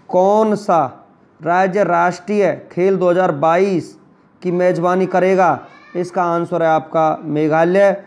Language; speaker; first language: Hindi; native; Hindi